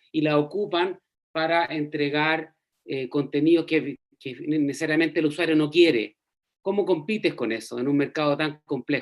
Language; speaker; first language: Spanish; native; Spanish